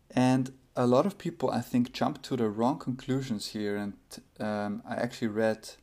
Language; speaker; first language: English; non-native, fluent; German